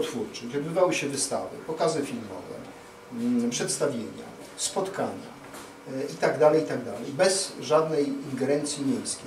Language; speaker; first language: Polish; native; Polish